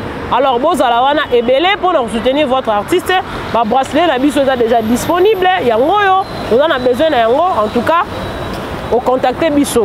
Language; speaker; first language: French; non-native, local second language; Lingala